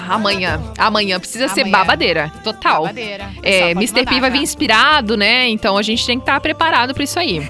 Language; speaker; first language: Portuguese; native; Portuguese